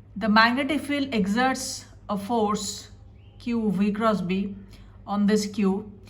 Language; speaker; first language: English; non-native, local second language; Bangla